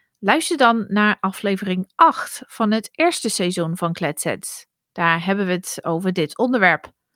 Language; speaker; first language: Dutch; non-native, fluent; English